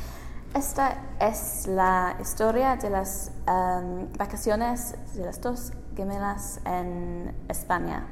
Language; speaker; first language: Spanish; non-native, learner; English